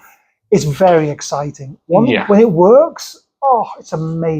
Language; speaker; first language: English; native; English